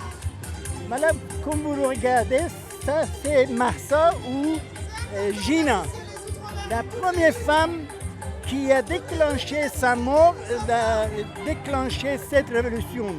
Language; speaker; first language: French; non-native, fluent; Persian